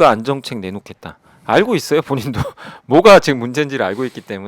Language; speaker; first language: Korean; native; Korean